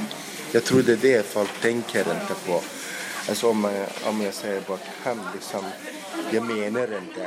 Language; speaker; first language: Swedish; non-native, local second language; Arabic